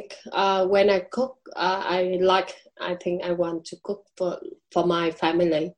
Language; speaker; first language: English; non-native, learner; Vietnamese